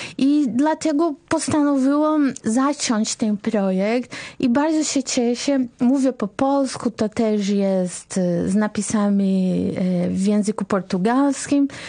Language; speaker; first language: Polish; non-native, fluent; Portuguese